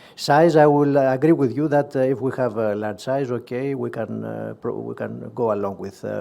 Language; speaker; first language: English; non-native, fluent; Greek